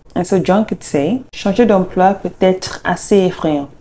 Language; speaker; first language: French; non-native, fluent; English